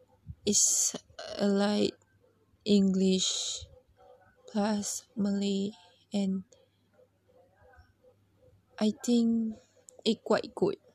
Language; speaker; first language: English; non-native, learner; Malay